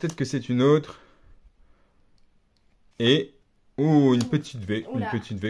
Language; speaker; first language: French; native; French